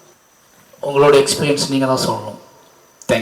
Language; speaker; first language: Tamil; native; Tamil